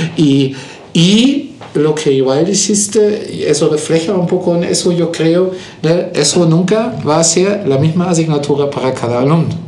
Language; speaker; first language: Spanish; non-native, fluent; German